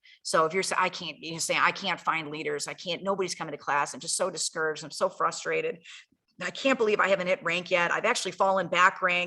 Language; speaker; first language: English; native; English